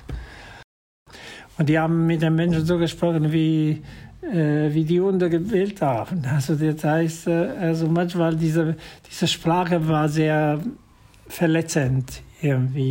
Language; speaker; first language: German; non-native, fluent; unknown